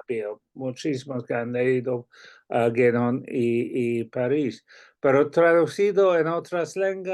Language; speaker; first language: Spanish; non-native, fluent; English